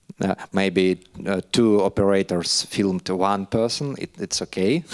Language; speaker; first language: English; non-native, learner; Russian